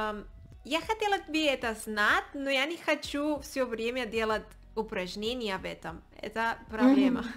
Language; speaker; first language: Russian; non-native, learner; Spanish